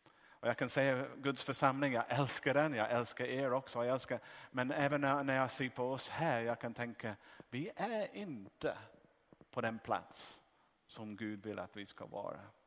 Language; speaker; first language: Swedish; non-native, fluent; English